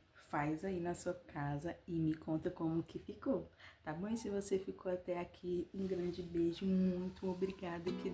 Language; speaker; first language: Portuguese; native; Portuguese